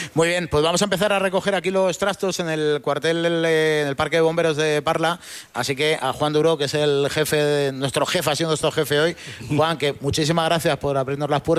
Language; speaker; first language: Spanish; native; Spanish